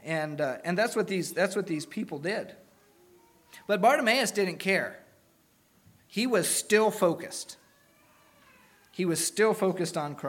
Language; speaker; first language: English; native; English